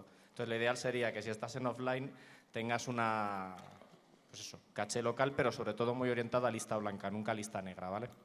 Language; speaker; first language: Spanish; native; Spanish